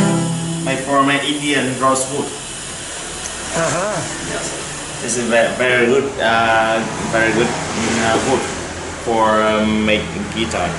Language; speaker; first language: English; non-native, learner; Vietnamese